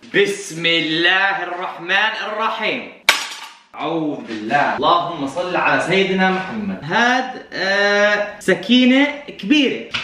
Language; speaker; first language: Arabic; non-native, fluent; English